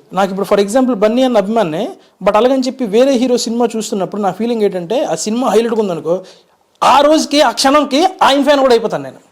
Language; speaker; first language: Telugu; native; Telugu